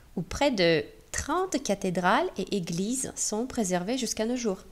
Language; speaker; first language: French; non-native, fluent; Russian